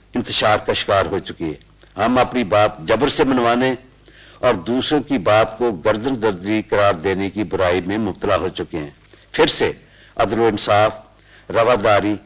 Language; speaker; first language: Urdu; non-native, local second language; Punjabi